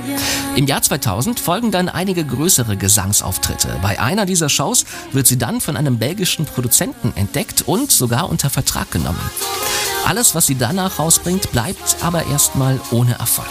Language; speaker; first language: German; native; German